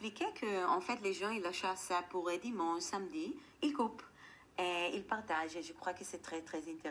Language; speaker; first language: French; non-native, fluent; Hebrew